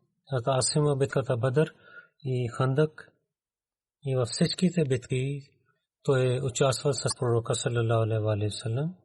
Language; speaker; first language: Bulgarian; non-native, learner; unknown